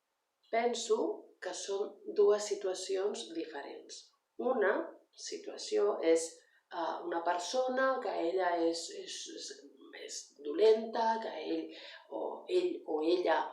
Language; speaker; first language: Catalan; non-native, learner; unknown